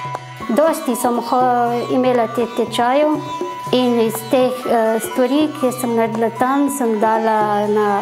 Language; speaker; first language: Slovenian; non-native, fluent; Nepali